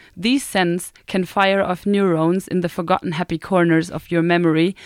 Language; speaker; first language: English; non-native, fluent; German